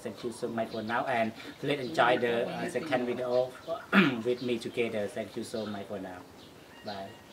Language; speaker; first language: English; non-native, learner; Khmer